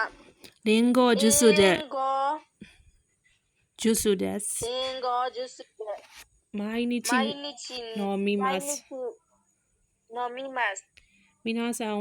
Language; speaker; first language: Japanese; non-native, learner; Burmese